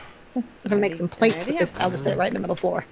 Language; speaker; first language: English; native; English